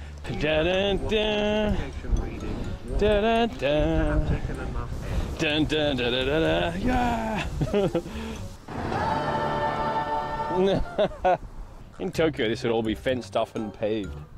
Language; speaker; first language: English; native; English